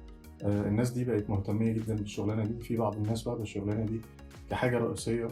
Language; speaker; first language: Arabic; native; Arabic